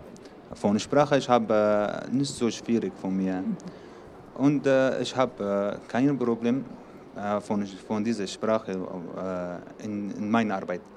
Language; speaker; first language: German; non-native, learner; Arabic